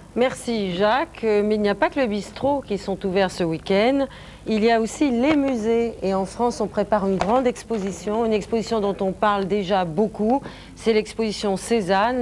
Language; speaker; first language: French; native; French